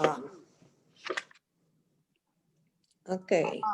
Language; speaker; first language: English; non-native, learner; Spanish